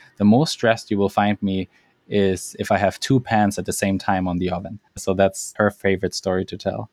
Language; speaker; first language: English; non-native, fluent; German